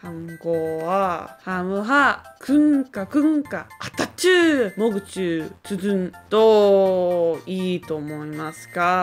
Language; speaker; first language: Japanese; non-native, learner; English